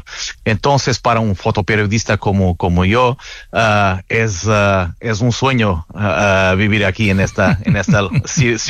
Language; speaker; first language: Spanish; non-native, fluent; Portuguese